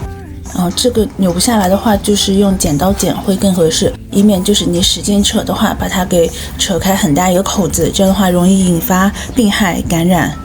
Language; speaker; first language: Chinese; native; Chinese